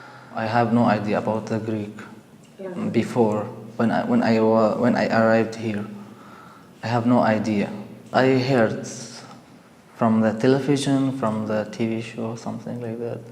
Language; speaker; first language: English; non-native, learner; Arabic